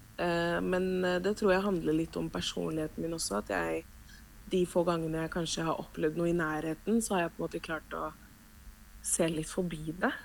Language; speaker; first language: Norwegian; early bilingual, other home language; Spanish